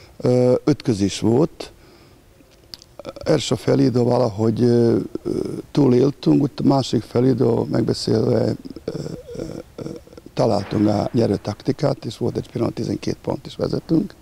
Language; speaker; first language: Hungarian; non-native, fluent; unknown